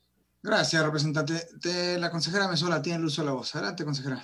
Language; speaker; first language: Spanish; native; Spanish